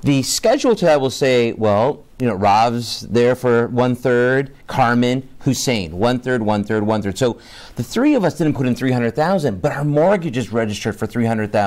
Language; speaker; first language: English; native; English